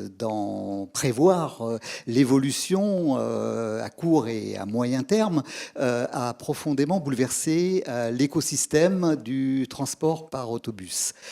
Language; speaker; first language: French; native; French